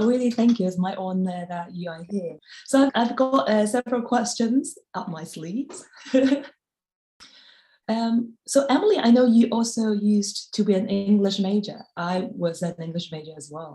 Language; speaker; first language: English; non-native, local second language; Cantonese